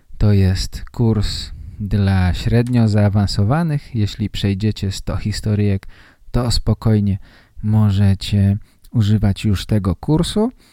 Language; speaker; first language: Polish; native; Polish